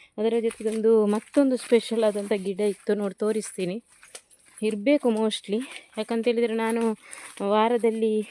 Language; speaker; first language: Kannada; non-native, local second language; Tulu